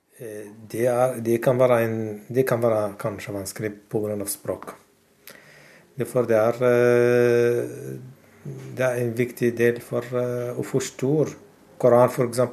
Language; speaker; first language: Norwegian; non-native, fluent; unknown